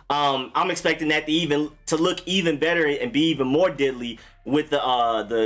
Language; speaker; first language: English; native; English